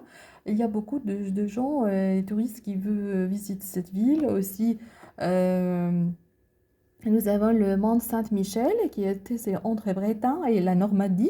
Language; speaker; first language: French; non-native, learner; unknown